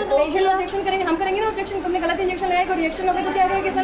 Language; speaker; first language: Hindi; native; Hindi